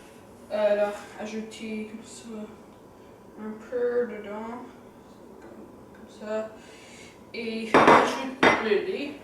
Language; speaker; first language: French; non-native, learner; English